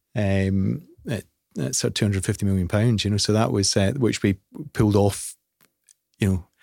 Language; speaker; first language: English; native; English